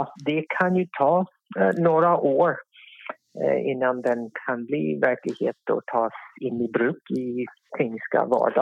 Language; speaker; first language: Swedish; non-native, fluent; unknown